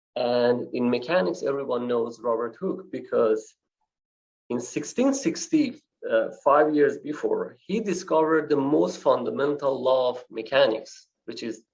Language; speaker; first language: English; non-native, fluent; Persian